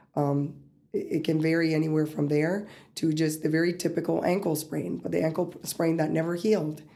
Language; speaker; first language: English; early bilingual, other home language; Spanish